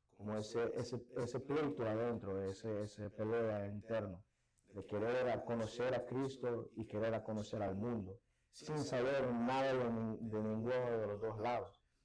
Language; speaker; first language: Spanish; early bilingual, heritage; Spanish